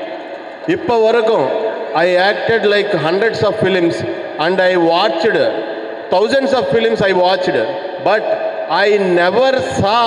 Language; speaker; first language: Tamil; non-native, learner; Telugu